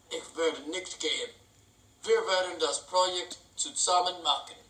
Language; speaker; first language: German; non-native, learner; English